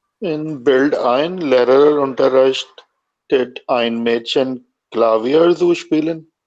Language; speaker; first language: German; non-native, learner; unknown